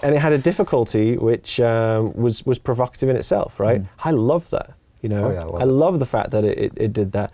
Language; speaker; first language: English; native; English